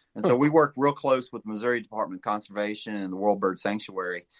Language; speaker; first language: English; native; English